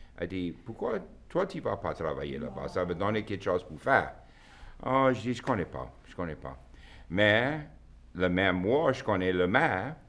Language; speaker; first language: French; native; French